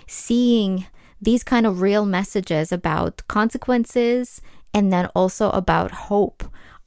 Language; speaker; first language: English; non-native, fluent; Ukrainian